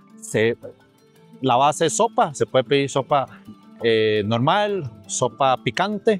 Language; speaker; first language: Spanish; early bilingual, other home language; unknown